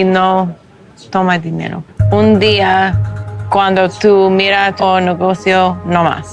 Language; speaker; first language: Spanish; non-native, learner; English